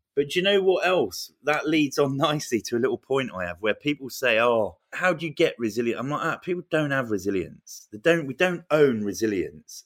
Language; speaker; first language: English; native; English